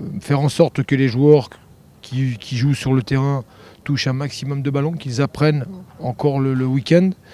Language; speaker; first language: French; native; French